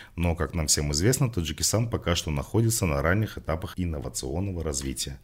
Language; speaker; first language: Russian; non-native, local second language; Tajik